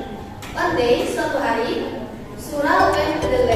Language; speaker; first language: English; non-native, fluent; Indonesian